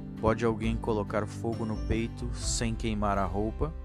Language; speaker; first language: Portuguese; native; Portuguese